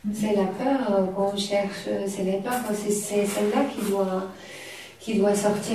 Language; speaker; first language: French; native; French